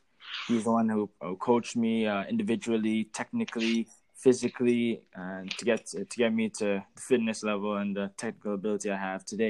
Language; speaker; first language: English; native; English